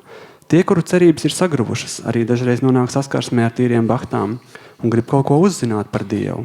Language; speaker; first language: Latvian; native; Latvian